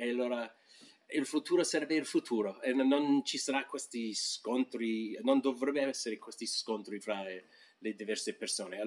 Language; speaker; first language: Italian; non-native, fluent; English